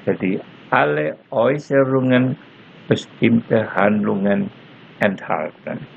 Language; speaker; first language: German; non-native, fluent; Indonesian